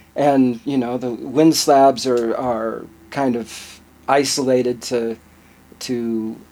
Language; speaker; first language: English; native; English